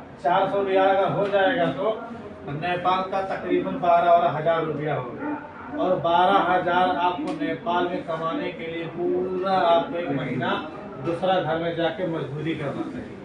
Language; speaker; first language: Hindi; non-native, learner; Nepali